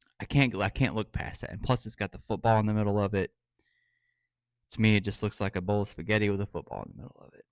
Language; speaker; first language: English; native; English